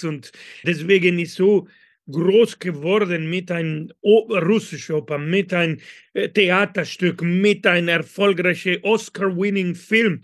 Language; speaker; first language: German; non-native, fluent; Spanish